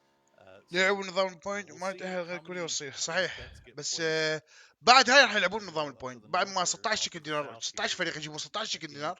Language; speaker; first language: Arabic; native; Arabic